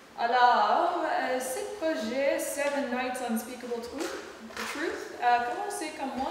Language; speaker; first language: French; non-native, learner; English